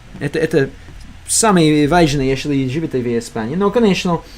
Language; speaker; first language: Russian; non-native, learner; English